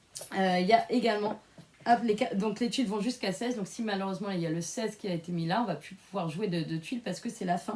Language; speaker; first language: French; native; French